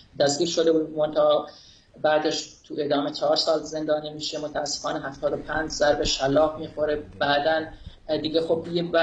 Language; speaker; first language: Persian; non-native, local second language; Kurdish